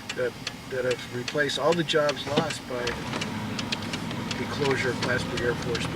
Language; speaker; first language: English; native; English